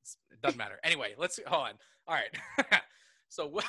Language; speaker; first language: English; native; English